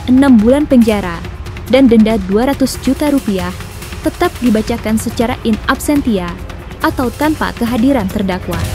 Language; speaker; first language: Indonesian; native; Indonesian